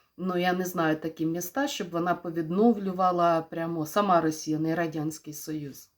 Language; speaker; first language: Ukrainian; non-native, local second language; Russian